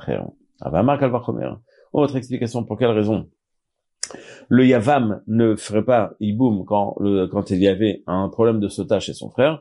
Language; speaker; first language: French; native; French